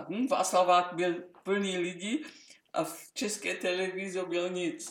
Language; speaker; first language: Czech; non-native, local second language; German